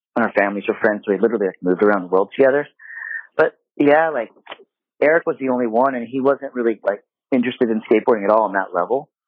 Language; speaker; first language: English; non-native, fluent; Japanese